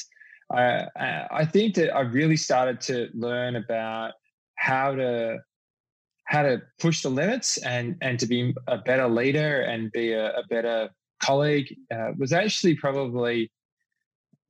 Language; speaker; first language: English; native; English